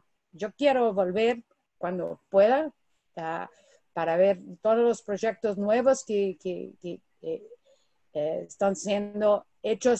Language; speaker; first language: Spanish; non-native, fluent; Portuguese